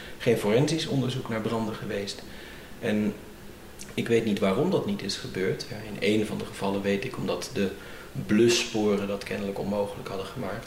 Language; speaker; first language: Dutch; native; Dutch